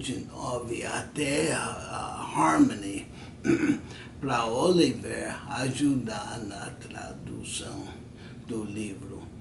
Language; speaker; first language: Portuguese; non-native, fluent; English